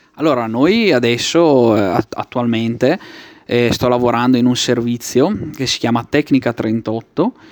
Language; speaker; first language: Italian; native; Italian